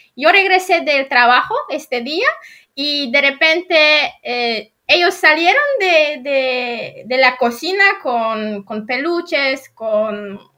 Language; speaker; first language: Spanish; non-native, fluent; Polish